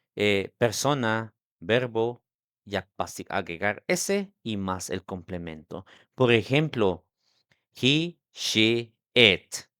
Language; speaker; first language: Spanish; non-native, local second language; Tzeltal